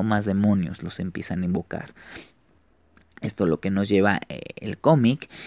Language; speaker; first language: Spanish; native; Spanish